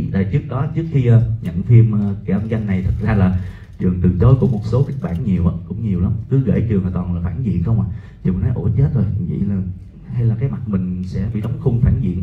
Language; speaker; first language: Vietnamese; native; Vietnamese